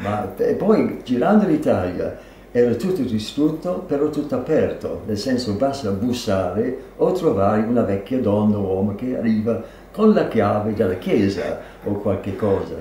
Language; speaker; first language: Italian; non-native, fluent; English